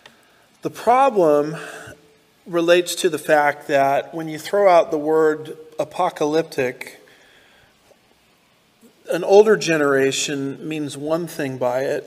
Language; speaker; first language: English; native; English